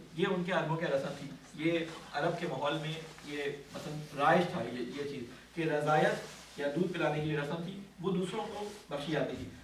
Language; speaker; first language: Urdu; native; Urdu